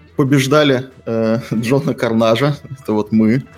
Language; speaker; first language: Russian; native; Russian